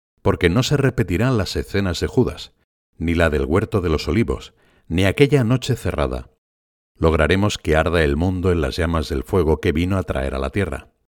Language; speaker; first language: Spanish; native; Spanish